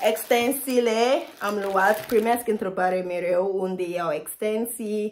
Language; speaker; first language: Romanian; non-native, fluent; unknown